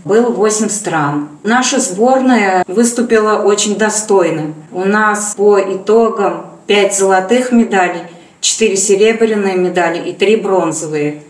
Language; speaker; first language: Russian; native; Russian